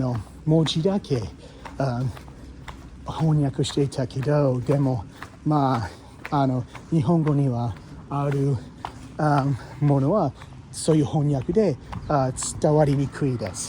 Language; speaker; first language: Japanese; non-native, fluent; English